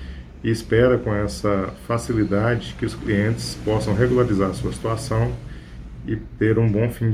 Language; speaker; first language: Portuguese; native; Portuguese